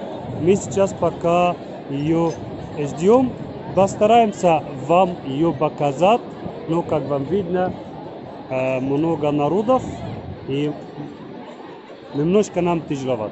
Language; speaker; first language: Russian; non-native, learner; Arabic